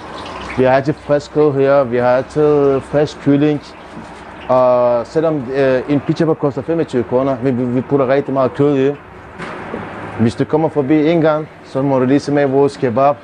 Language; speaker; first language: Danish; non-native, fluent; Turkish